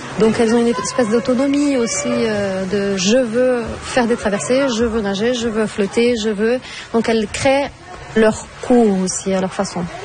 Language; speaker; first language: French; non-native, fluent; Portuguese